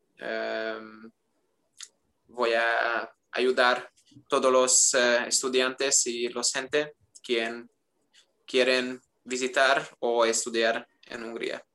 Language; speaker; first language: Spanish; non-native, learner; Hungarian